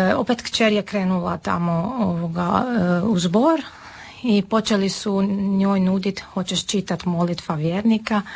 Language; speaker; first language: Serbian; non-native, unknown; Armenian